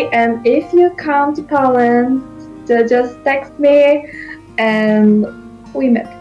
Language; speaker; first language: English; non-native, learner; Polish